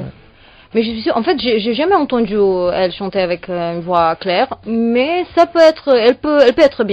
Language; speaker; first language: French; non-native, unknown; Serbian